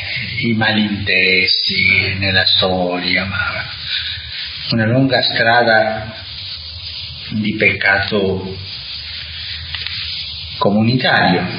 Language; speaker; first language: Italian; non-native, fluent; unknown